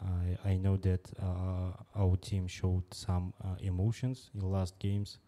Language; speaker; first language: English; non-native, fluent; Uzbek